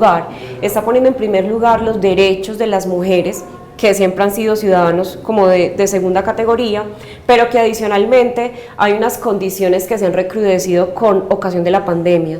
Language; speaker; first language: Spanish; native; Spanish